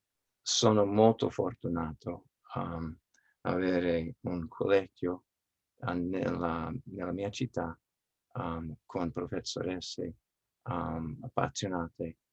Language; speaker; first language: Italian; non-native, learner; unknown